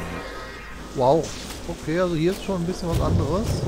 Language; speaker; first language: German; native; German